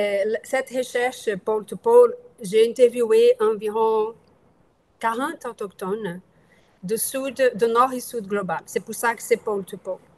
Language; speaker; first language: French; non-native, fluent; Portuguese